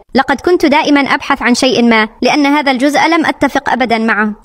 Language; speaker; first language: Arabic; non-native, fluent; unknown